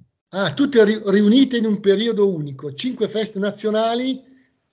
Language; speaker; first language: Italian; native; Italian